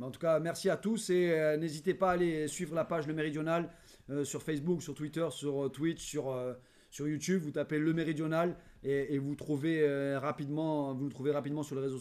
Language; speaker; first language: French; native; French